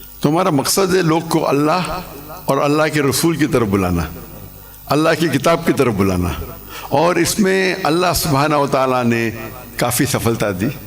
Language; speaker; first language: Urdu; non-native, local second language; English